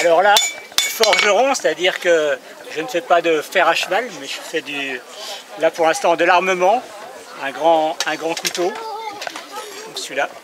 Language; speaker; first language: French; native; French